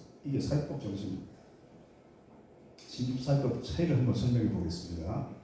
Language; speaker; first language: Korean; native; Korean